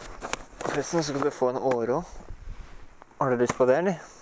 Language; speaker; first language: Norwegian; native; Norwegian